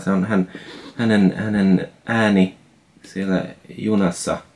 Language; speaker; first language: Finnish; non-native, learner; Swedish